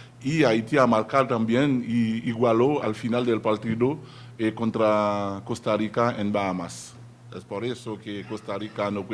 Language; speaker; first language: Spanish; non-native, learner; Haitian Creole